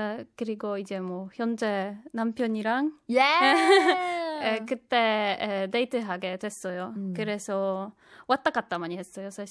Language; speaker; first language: Korean; non-native, fluent; Polish